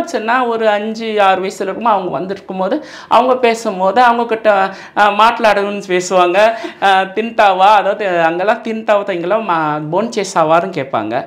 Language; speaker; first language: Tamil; non-native, local second language; Min Nan Chinese